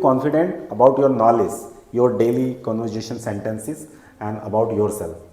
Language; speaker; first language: English; non-native, local second language; Hindi